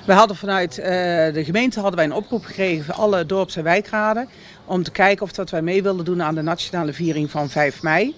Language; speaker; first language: Dutch; native; Dutch